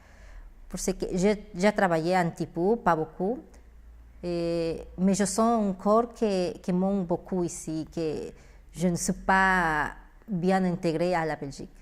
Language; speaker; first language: French; non-native, learner; Spanish